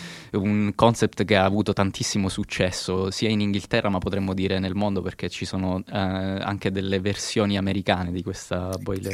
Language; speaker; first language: Italian; native; Italian